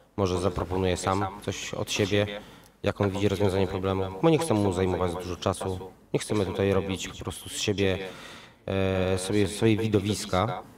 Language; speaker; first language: Polish; native; Polish